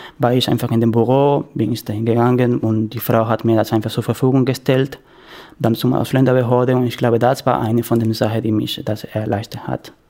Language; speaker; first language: German; non-native, learner; Spanish